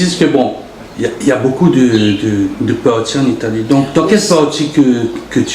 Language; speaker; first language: French; non-native, local second language; Morisyen